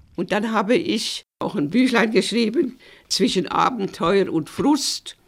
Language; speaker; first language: German; native; German